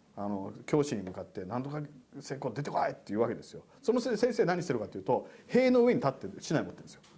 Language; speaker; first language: Japanese; native; Japanese